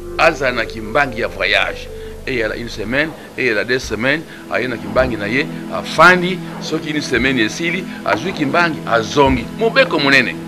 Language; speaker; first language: Lingala; non-native, local second language; Kongo